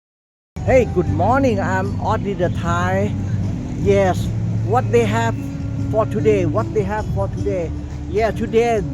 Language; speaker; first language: English; non-native, learner; Thai